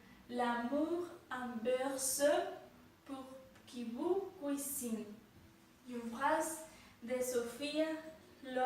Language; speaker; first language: French; non-native, fluent; Spanish